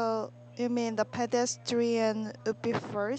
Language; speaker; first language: English; non-native, learner; Korean